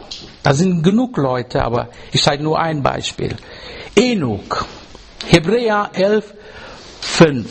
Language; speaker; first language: German; non-native, learner; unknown